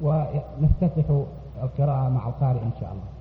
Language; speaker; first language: Arabic; native; Arabic